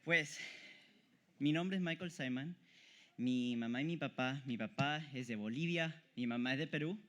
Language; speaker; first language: Spanish; early bilingual, heritage; Spanish